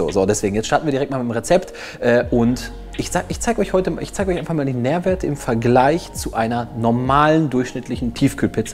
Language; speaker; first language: German; native; German